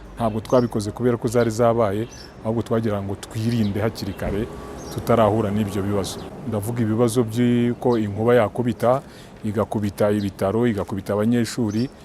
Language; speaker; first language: Kinyarwanda; native; Kinyarwanda